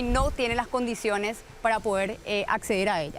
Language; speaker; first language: Spanish; native; Spanish